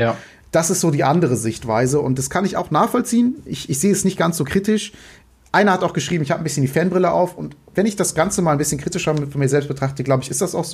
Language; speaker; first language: German; native; German